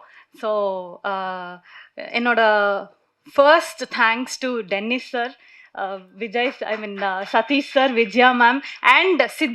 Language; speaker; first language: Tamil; non-native, learner; Kannada